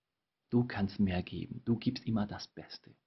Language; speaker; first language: German; non-native, fluent; Spanish